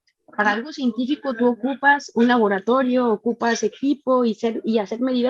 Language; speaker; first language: Spanish; native; Spanish